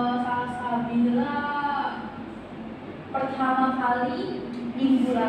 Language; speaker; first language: Indonesian; non-native, learner; Arabic